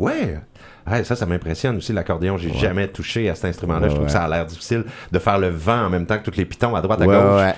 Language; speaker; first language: French; native; French